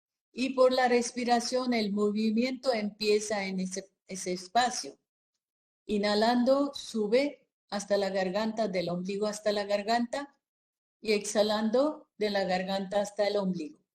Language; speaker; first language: Spanish; non-native, fluent; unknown